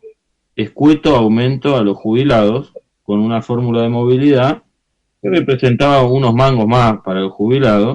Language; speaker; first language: Spanish; native; Spanish